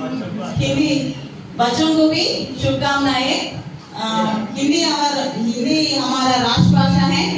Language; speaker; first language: Hindi; non-native, local second language; Telugu